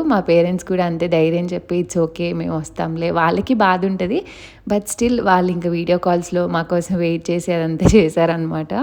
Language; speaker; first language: Telugu; native; Telugu